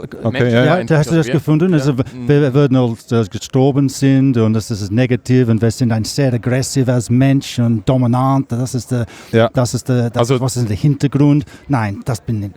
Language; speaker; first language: German; non-native, learner; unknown